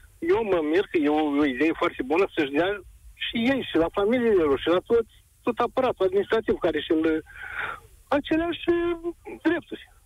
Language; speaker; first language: Romanian; native; Romanian